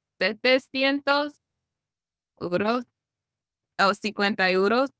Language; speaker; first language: Spanish; non-native, learner; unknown